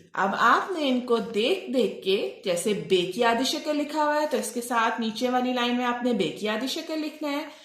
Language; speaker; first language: Urdu; non-native, local second language; Punjabi